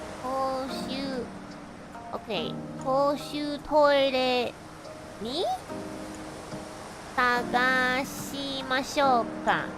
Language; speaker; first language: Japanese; non-native, learner; Chinese